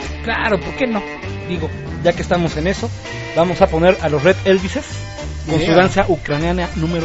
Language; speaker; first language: Spanish; native; Spanish